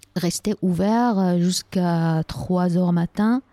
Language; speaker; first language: French; non-native, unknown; Arabic